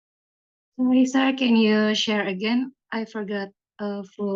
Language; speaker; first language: English; non-native, learner; Indonesian